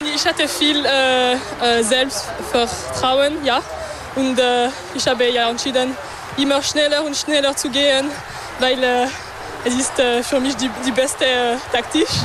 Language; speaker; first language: German; non-native, local second language; French